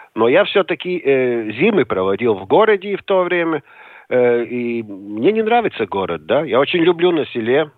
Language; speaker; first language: Russian; non-native, local second language; Latvian